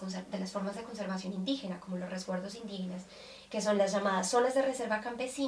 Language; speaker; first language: Spanish; native; Spanish